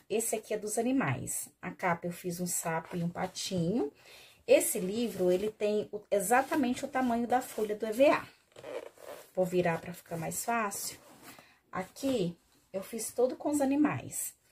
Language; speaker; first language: Portuguese; native; Portuguese